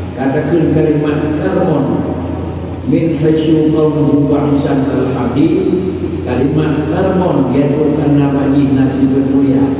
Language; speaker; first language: Malay; non-native, local second language; Achinese